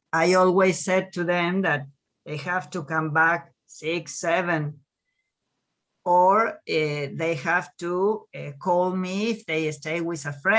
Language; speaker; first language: English; non-native, learner; Spanish